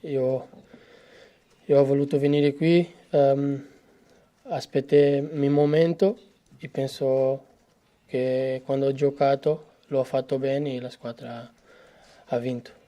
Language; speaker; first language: Italian; non-native, fluent; Portuguese